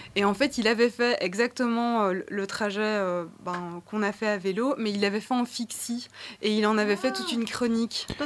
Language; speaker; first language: French; native; French